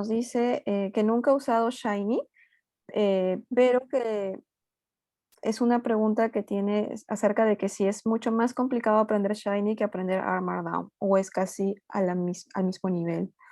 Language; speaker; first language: Spanish; native; Spanish